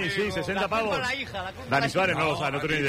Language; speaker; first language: Spanish; native; Spanish